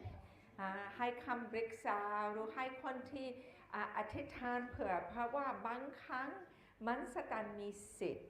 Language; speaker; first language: Thai; non-native, fluent; English